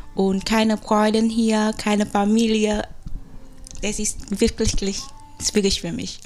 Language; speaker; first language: German; non-native, fluent; Vietnamese